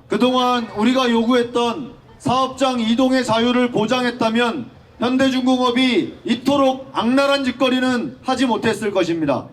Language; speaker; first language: Korean; native; Korean